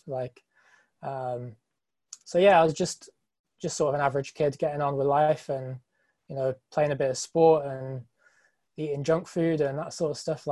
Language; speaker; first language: English; native; English